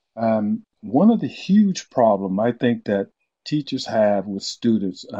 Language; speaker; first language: English; native; English